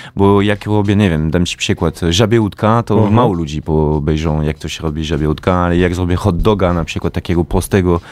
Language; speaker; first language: Polish; native; Polish